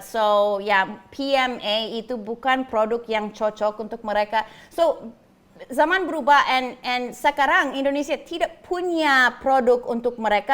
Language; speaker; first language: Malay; non-native, fluent; English